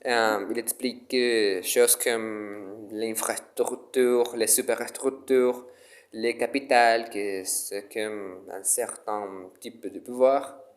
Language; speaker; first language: French; non-native, learner; Spanish